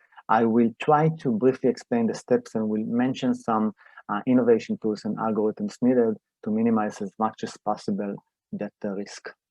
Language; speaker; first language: English; non-native, fluent; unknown